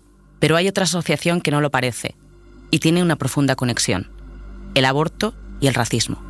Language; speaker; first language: Spanish; native; Spanish